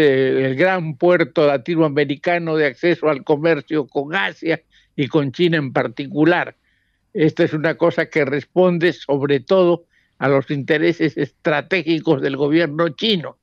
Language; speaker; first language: Spanish; native; Spanish